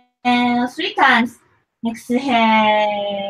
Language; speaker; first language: English; non-native, learner; Japanese